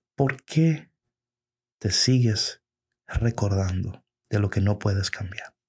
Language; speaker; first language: Spanish; early bilingual, heritage; Spanish